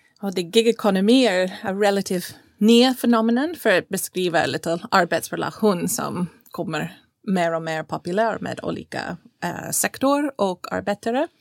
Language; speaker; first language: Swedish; non-native, fluent; English